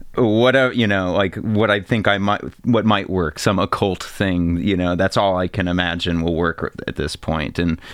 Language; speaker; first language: English; native; English